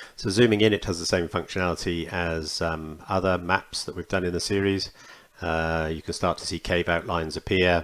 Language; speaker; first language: English; native; English